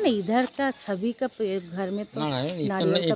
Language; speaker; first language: Hindi; non-native, local second language; Bangla